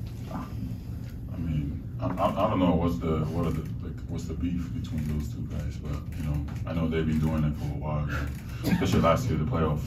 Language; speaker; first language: English; non-native, fluent; Japanese